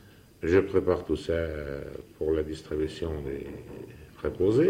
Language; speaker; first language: French; native; French